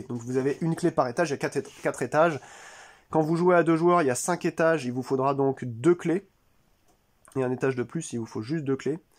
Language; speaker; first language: French; native; French